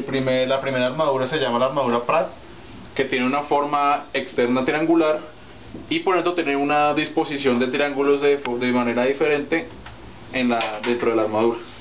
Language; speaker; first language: Spanish; native; Spanish